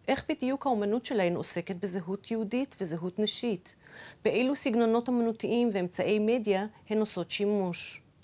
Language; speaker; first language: Hebrew; early bilingual, other home language; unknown